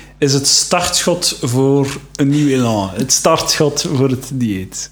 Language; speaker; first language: Dutch; native; Dutch